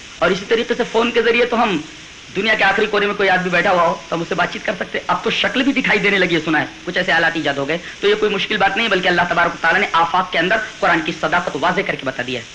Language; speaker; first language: Urdu; native; Urdu